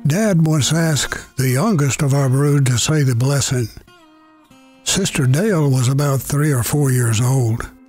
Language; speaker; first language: English; native; English